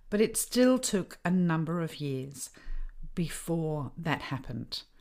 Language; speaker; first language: English; native; English